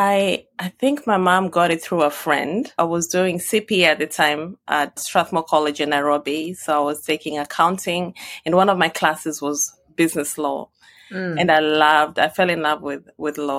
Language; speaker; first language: English; non-native, local second language; Swahili